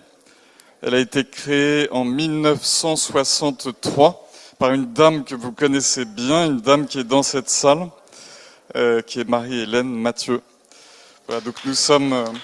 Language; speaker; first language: French; native; French